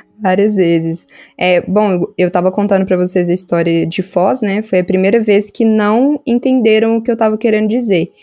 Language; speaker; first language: Portuguese; native; Portuguese